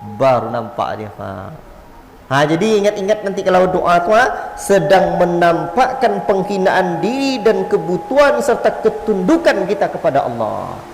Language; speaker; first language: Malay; native; Malay